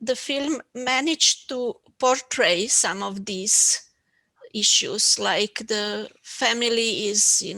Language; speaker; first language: English; non-native, fluent; Slovenian